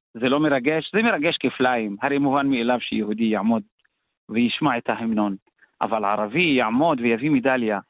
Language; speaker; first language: Hebrew; non-native, local second language; Arabic